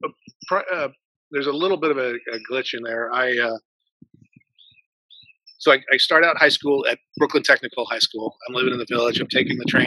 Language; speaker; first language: English; native; English